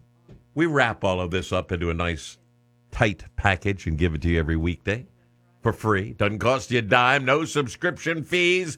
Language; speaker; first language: English; native; English